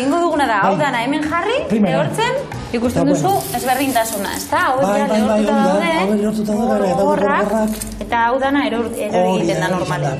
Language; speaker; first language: Basque; non-native, local second language; Spanish